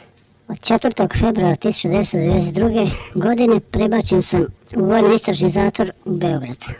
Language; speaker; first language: Croatian; native; Croatian